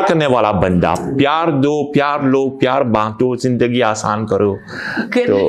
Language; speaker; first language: Hindi; non-native, fluent; Morisyen